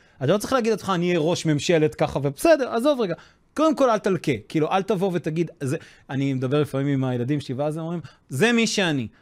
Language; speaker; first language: Hebrew; non-native, fluent; English